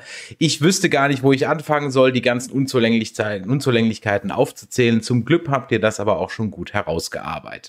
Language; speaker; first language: German; native; German